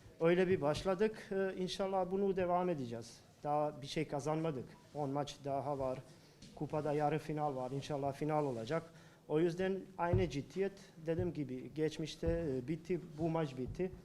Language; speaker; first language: Turkish; non-native, learner; Bosnian